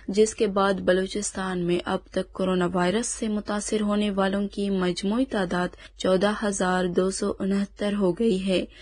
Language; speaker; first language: Urdu; non-native, local second language; Baluchi